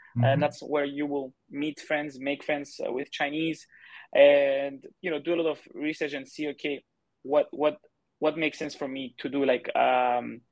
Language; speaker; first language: English; non-native, fluent; Greek